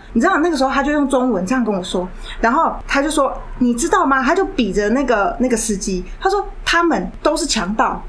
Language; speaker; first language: Chinese; native; Chinese